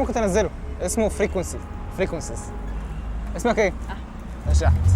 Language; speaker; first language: Arabic; native; Arabic